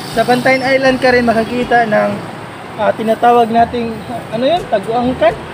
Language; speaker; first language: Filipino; non-native, local second language; Cebuano